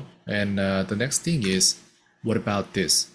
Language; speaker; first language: English; non-native, fluent; Korean